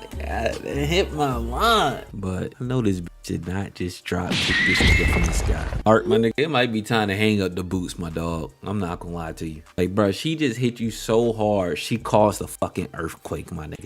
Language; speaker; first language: English; native; English